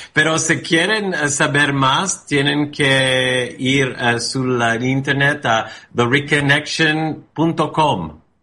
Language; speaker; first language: Spanish; non-native, learner; English